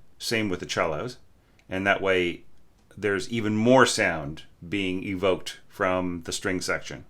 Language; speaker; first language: English; native; English